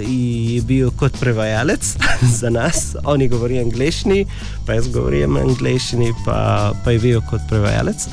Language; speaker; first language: Slovenian; non-native, learner; Arabic